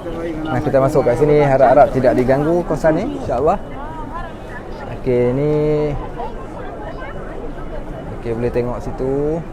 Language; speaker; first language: Malay; native; Malay